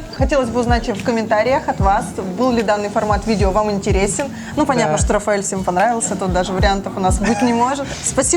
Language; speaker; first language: Russian; native; Russian